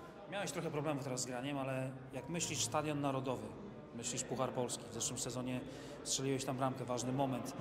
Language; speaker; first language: Polish; native; Polish